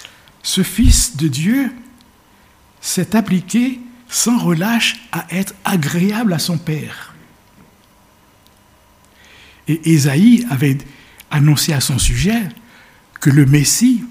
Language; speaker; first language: French; native; French